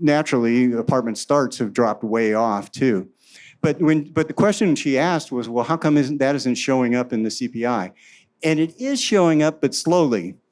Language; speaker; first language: English; native; English